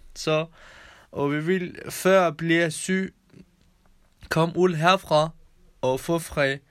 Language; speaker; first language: Danish; non-native, learner; Kurdish